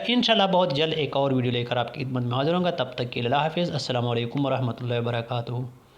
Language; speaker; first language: Urdu; non-native, local second language; Pashto